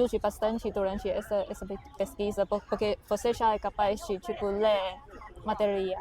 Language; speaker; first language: Portuguese; non-native, fluent; Chinese